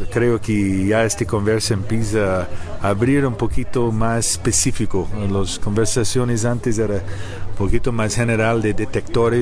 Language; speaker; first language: Spanish; non-native, learner; English